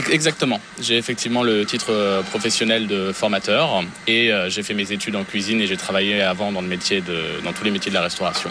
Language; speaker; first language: French; native; French